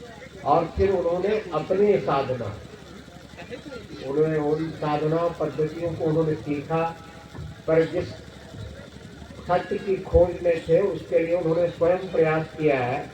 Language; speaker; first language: Hindi; native; Hindi